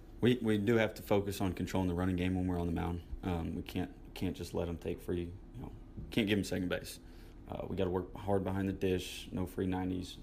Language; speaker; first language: English; native; English